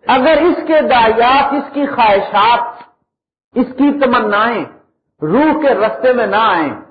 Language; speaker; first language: Urdu; non-native, local second language; Punjabi